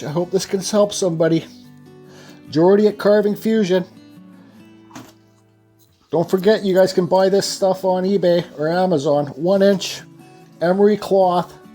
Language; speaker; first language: English; native; English